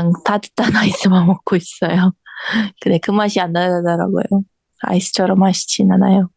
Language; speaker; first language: Korean; non-native, fluent; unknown